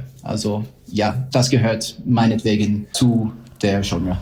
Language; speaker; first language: German; non-native, fluent; English